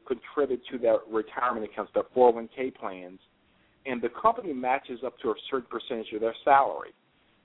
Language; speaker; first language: English; native; English